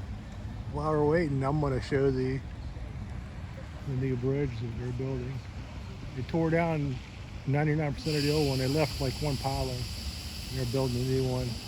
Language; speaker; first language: English; native; English